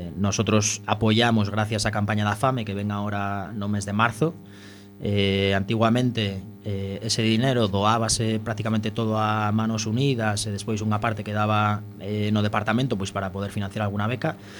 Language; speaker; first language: Galician; non-native, local second language; Spanish